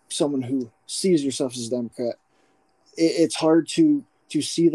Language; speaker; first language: English; native; English